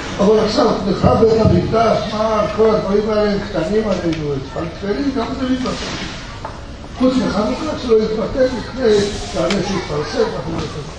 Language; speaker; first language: Hebrew; early bilingual, other home language; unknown